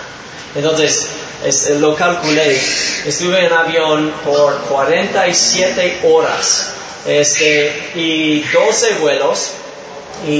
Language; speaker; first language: Spanish; non-native, fluent; English